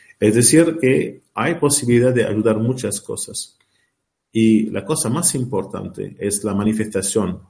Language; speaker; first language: Spanish; non-native, learner; Arabic